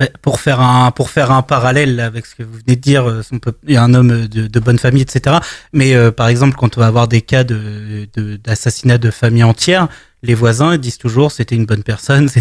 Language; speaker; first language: French; native; French